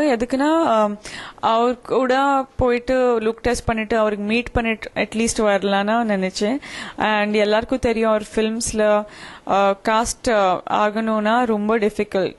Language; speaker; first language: Tamil; non-native, fluent; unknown